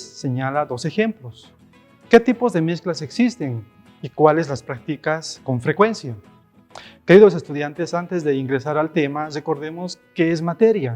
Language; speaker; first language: Spanish; native; Spanish